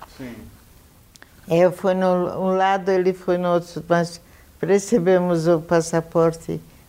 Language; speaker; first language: Portuguese; non-native, fluent; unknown